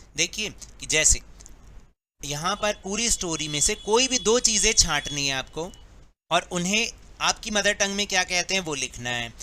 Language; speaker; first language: Hindi; native; Hindi